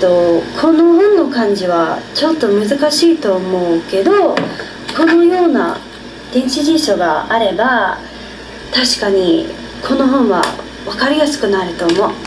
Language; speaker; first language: Japanese; non-native, learner; English